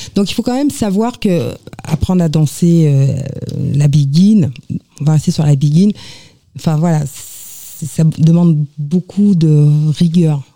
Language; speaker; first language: French; native; French